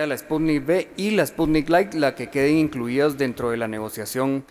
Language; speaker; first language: Czech; non-native, fluent; Dutch